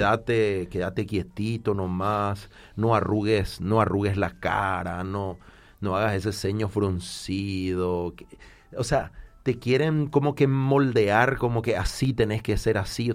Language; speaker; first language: Spanish; native; Spanish